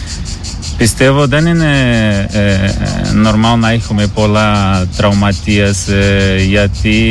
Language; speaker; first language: Greek; non-native, learner; Portuguese